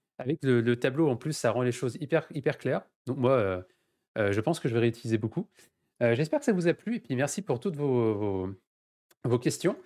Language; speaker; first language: French; native; French